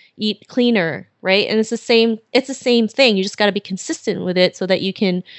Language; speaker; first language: English; early bilingual, other home language; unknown